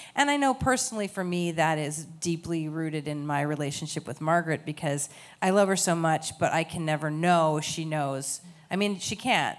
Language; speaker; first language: English; native; English